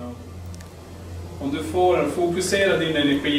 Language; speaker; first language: Swedish; native; Swedish